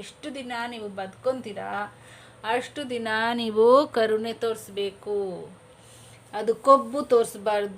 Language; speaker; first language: Kannada; non-native, local second language; Hindi